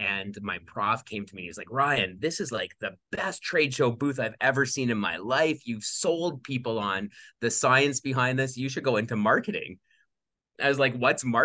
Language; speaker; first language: English; native; English